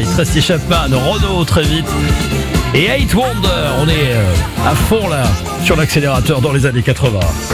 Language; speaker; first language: French; native; French